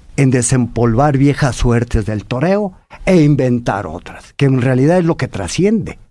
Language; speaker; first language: Spanish; native; Spanish